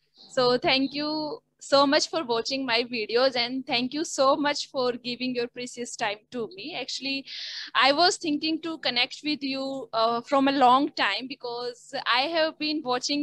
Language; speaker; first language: English; non-native, learner; Hindi